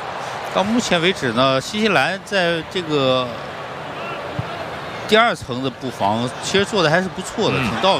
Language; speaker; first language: Chinese; native; Chinese